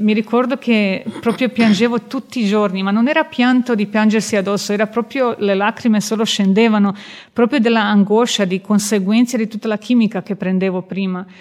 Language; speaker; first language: Italian; non-native, fluent; Croatian